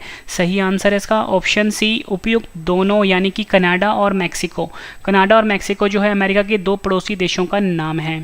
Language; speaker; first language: Hindi; native; Hindi